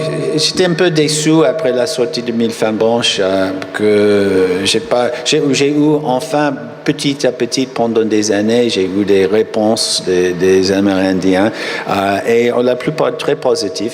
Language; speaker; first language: French; non-native, fluent; English